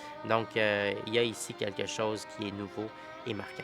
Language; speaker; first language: French; native; French